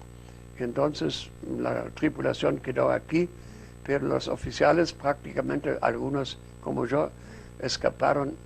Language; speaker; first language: Spanish; non-native, fluent; German